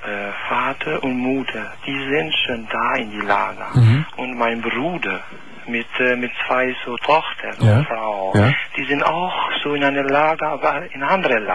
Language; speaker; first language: German; non-native, learner; Albanian